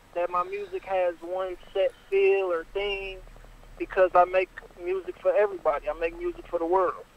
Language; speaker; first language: English; native; English